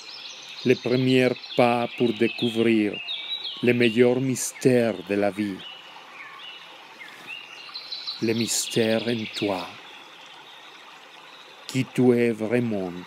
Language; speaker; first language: French; non-native, learner; Spanish